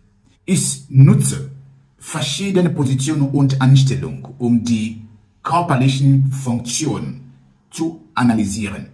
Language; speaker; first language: German; non-native, learner; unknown